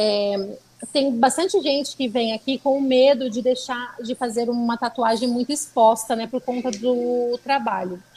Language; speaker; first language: Portuguese; native; Portuguese